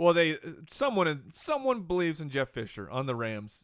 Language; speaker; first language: English; native; English